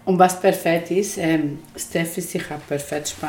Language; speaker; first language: German; non-native, learner; Spanish